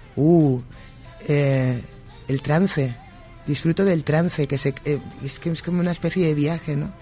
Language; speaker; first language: Spanish; native; Spanish